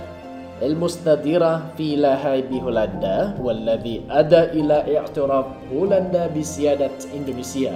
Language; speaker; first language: Arabic; non-native, fluent; Indonesian